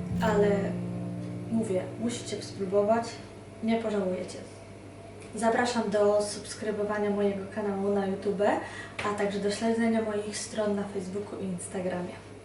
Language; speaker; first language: Polish; non-native, fluent; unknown